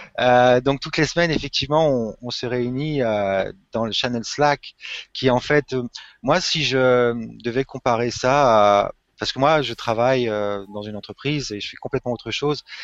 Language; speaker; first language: French; native; French